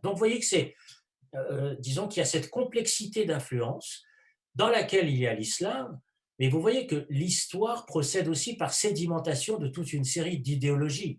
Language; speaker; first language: French; native; French